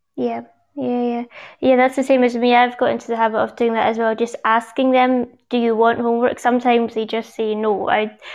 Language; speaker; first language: English; native; English